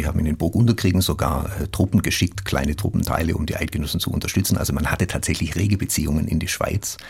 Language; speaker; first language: German; native; German